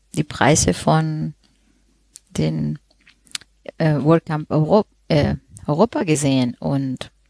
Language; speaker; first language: German; non-native, fluent; Spanish